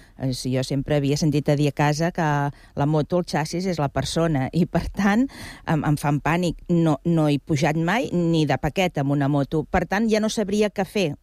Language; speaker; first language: Catalan; non-native, local second language; Spanish